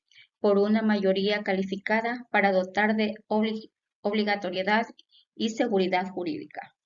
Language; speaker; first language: Spanish; native; Spanish